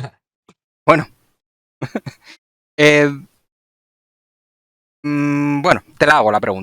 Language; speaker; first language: Spanish; native; Spanish